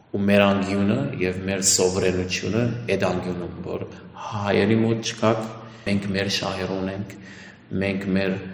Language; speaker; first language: Armenian; early bilingual, heritage; Armenian